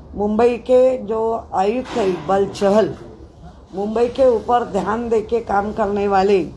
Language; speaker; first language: Hindi; non-native, local second language; Marathi